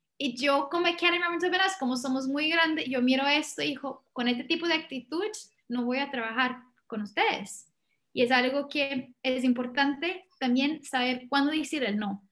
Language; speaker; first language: Spanish; non-native, fluent; Portuguese